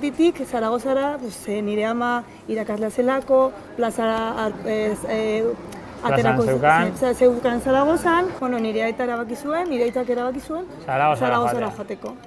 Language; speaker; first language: Basque; non-native, local second language; Spanish